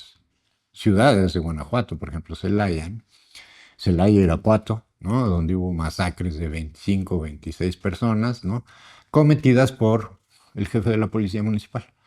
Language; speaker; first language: Spanish; native; Spanish